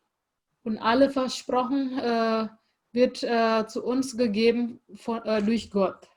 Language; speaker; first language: German; non-native, fluent; Indonesian